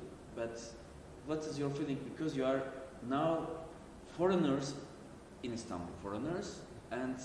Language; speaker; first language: English; non-native, learner; Turkish